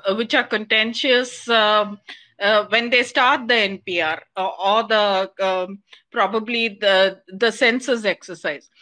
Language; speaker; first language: English; non-native, local second language; Kannada